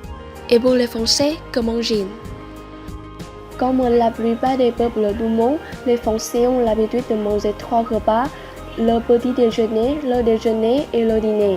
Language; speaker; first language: French; non-native, learner; Vietnamese